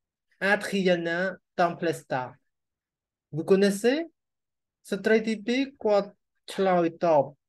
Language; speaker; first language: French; non-native, learner; Khmer